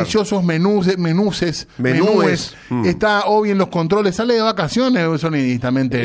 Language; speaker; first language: Spanish; native; Spanish